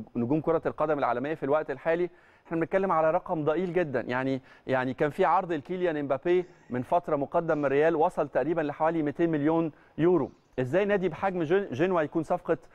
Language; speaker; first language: Arabic; native; Arabic